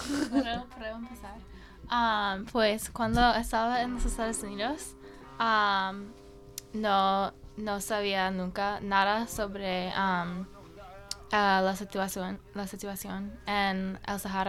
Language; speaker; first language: Spanish; non-native, learner; English